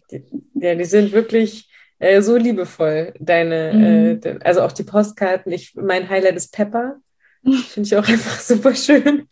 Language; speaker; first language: German; native; German